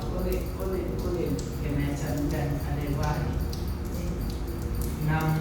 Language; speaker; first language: Vietnamese; non-native, fluent; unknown